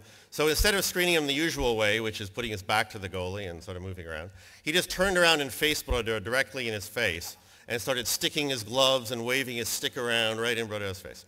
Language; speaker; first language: English; native; English